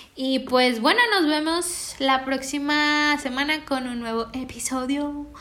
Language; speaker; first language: Spanish; native; Spanish